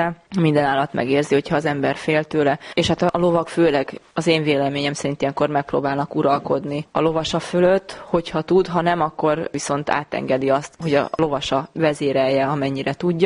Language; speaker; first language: Hungarian; native; Hungarian